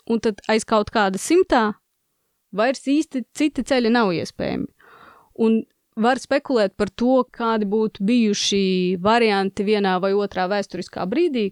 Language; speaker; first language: Latvian; non-native, local second language; Russian